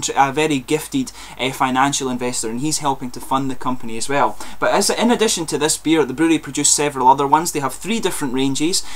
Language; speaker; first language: English; native; English